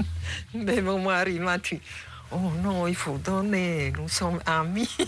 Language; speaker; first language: French; non-native, local second language; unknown